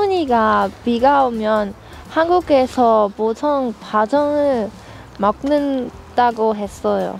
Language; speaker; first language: Korean; non-native, learner; German